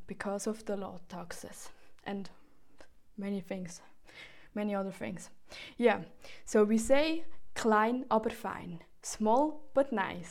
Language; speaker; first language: English; non-native, fluent; Swiss German